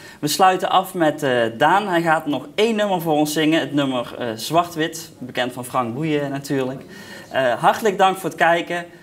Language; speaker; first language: Dutch; native; Dutch